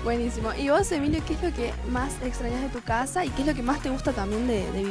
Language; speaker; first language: Spanish; native; Spanish